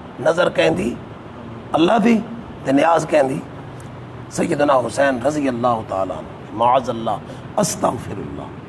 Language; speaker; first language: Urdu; non-native, local second language; Punjabi